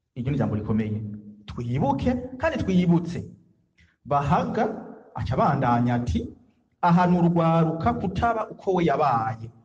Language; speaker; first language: Rundi; native; Rundi